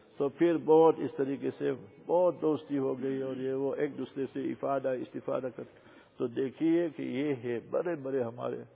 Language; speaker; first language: Urdu; non-native, local second language; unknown